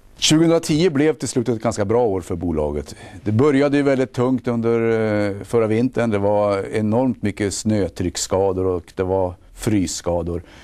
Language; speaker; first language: Swedish; native; Swedish